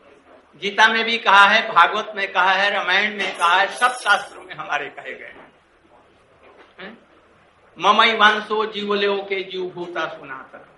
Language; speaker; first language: Hindi; native; Hindi